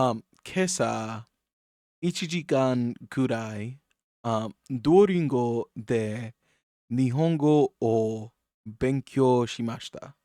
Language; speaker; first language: Japanese; non-native, learner; English